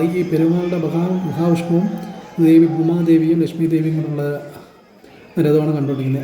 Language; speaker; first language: Malayalam; native; Malayalam